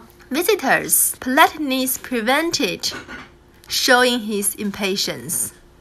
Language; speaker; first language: English; non-native, learner; Chinese